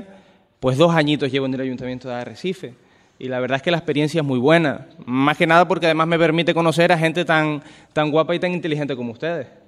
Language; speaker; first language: Spanish; native; Spanish